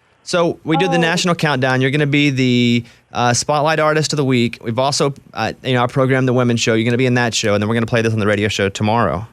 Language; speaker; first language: English; native; English